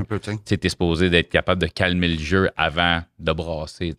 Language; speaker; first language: French; native; French